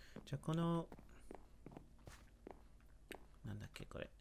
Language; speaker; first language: Japanese; non-native, learner; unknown